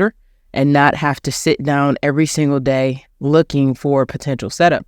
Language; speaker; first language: English; native; English